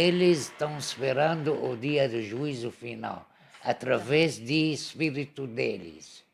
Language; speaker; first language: Portuguese; non-native, learner; Arabic